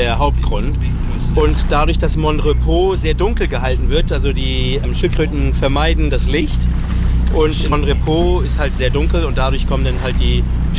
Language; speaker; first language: German; native; German